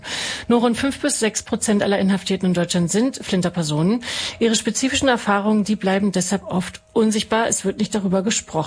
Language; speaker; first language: German; native; German